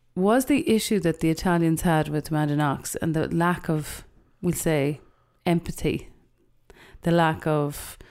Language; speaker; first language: English; native; English